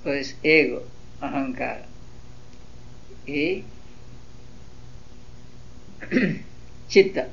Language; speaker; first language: Spanish; non-native, learner; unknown